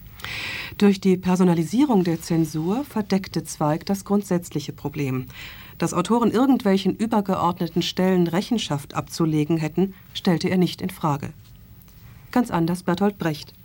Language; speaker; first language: German; native; German